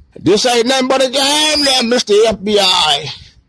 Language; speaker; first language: English; native; English